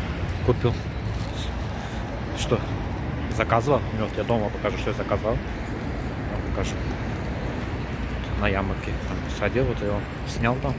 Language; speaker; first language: Russian; non-native, learner; Azerbaijani